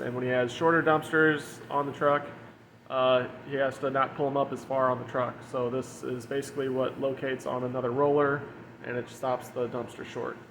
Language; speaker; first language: English; native; English